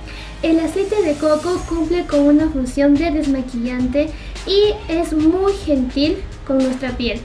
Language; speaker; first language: Spanish; native; Spanish